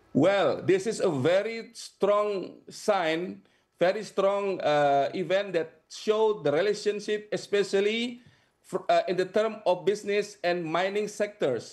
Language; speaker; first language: English; non-native, fluent; Indonesian